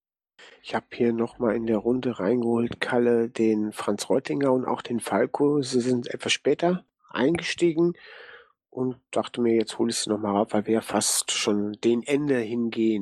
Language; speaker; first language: German; native; German